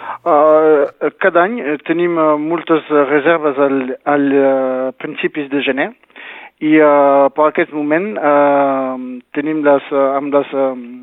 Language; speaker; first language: Catalan; non-native, local second language; French